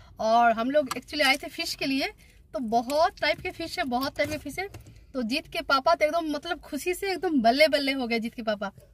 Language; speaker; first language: Hindi; non-native, local second language; Bangla